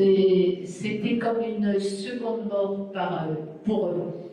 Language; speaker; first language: French; non-native, fluent; Spanish